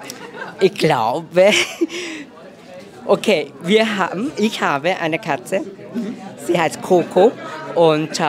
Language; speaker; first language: German; non-native, fluent; Vietnamese